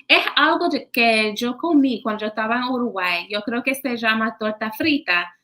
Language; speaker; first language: Spanish; non-native, learner; English